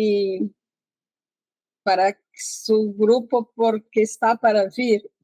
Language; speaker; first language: Spanish; non-native, learner; Portuguese